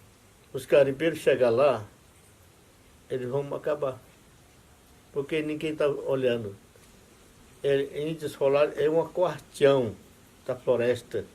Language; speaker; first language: Portuguese; non-native, local second language; Yanomámi